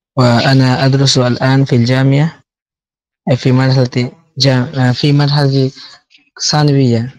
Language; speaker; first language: Arabic; non-native, learner; Bangla